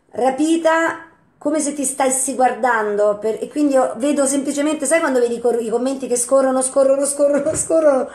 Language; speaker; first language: Italian; native; Italian